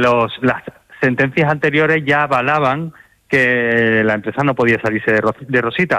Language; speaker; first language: Spanish; native; Spanish